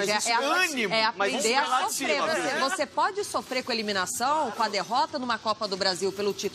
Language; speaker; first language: Portuguese; native; Portuguese